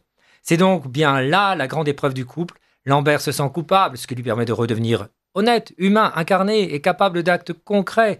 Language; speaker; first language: French; native; French